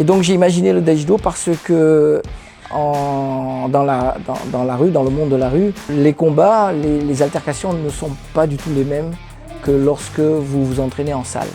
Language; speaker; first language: French; early bilingual, other home language; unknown